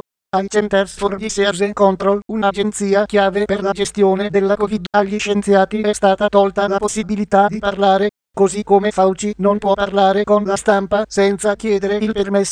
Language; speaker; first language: Italian; native; Italian